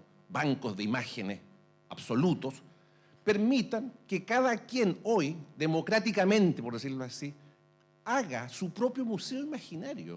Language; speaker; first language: Spanish; native; Spanish